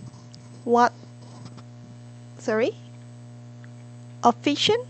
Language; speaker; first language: English; non-native, learner; Korean